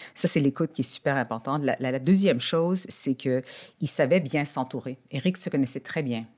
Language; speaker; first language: French; native; French